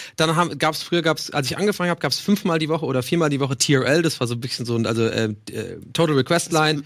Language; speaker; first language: German; non-native, fluent; English